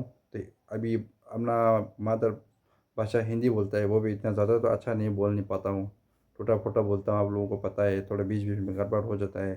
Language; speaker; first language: Hindi; non-native, fluent; Tibetan